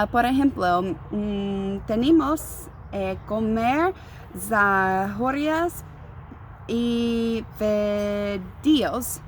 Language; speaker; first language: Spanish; non-native, learner; English